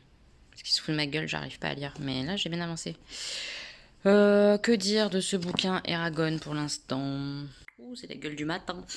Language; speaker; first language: French; native; French